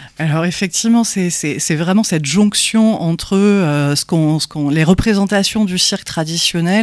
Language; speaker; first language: French; native; French